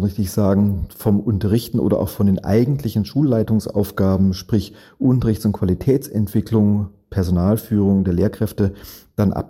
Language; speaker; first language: German; native; German